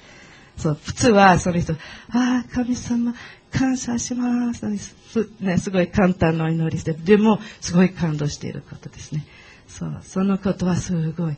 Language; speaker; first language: Japanese; non-native, learner; English